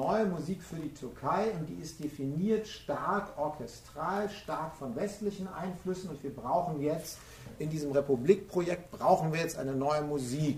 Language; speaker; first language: German; native; German